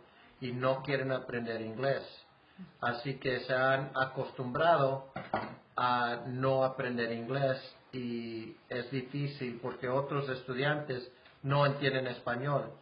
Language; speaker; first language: Spanish; early bilingual, heritage; Spanish